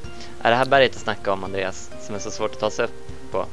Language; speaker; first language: Swedish; native; Swedish